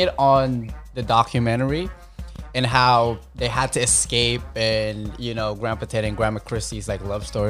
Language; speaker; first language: English; non-native, local second language; Filipino